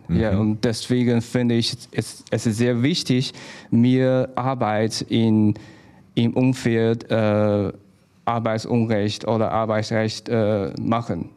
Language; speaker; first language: German; non-native, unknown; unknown